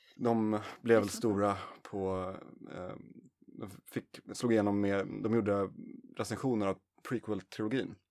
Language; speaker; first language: Swedish; native; Swedish